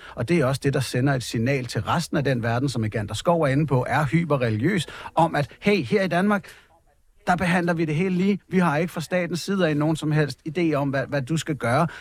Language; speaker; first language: Danish; native; Danish